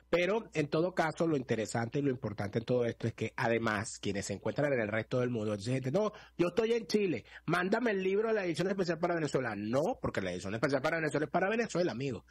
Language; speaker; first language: Spanish; native; Spanish